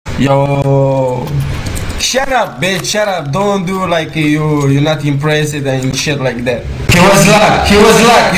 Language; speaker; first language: English; non-native, fluent; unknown